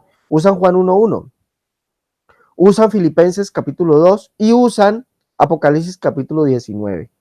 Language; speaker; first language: Spanish; native; Spanish